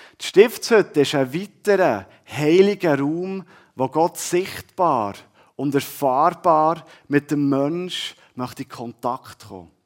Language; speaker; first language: German; native; German